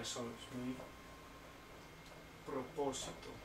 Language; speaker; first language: Spanish; non-native, fluent; English